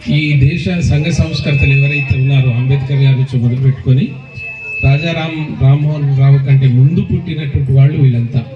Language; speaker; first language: Telugu; non-native, local second language; Lambadi